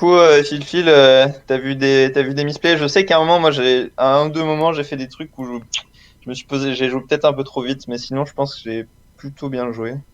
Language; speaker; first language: French; native; French